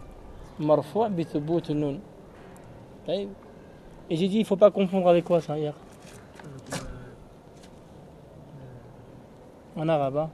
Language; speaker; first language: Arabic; non-native, fluent; French